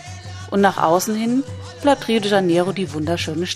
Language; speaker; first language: German; native; German